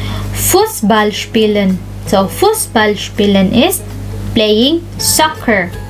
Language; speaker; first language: German; non-native, local second language; Filipino